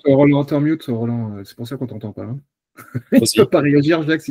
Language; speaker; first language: French; native; French